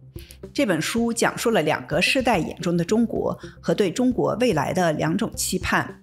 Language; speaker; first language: Chinese; native; Chinese